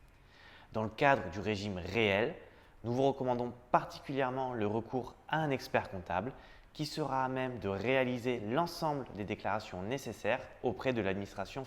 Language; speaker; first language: French; native; French